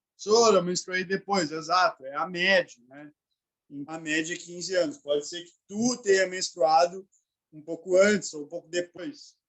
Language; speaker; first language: Portuguese; native; Portuguese